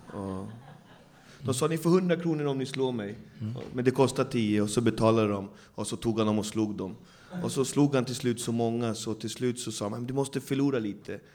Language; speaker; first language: Swedish; native; Swedish